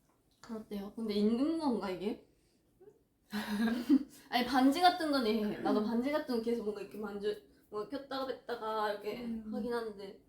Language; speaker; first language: Korean; non-native, fluent; Japanese